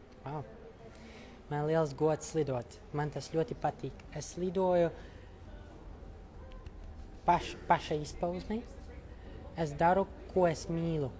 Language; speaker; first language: Latvian; non-native, local second language; Russian